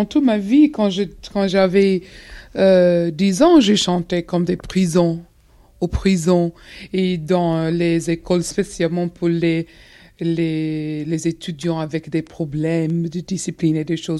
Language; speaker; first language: French; non-native, fluent; English